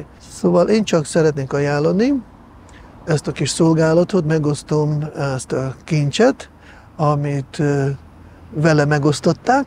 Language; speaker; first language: Hungarian; non-native, fluent; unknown